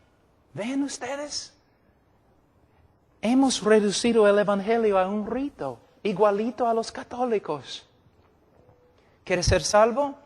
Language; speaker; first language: Spanish; non-native, fluent; English